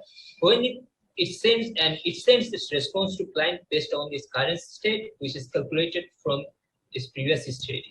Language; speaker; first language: English; non-native, local second language; Bangla